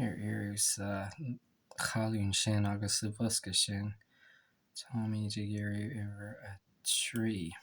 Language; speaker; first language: Irish; non-native, local second language; English